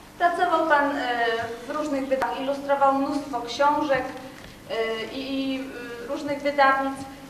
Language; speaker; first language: Polish; native; Polish